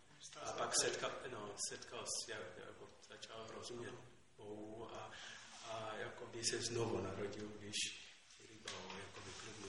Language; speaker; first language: Czech; non-native, learner; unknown